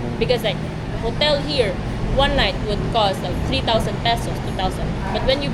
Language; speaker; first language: English; non-native, local second language; Filipino